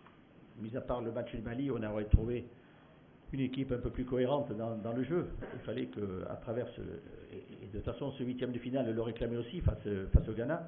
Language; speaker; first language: French; native; French